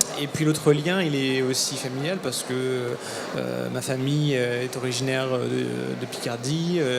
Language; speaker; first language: French; native; French